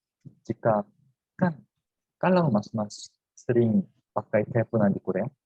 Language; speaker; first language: Indonesian; non-native, fluent; Korean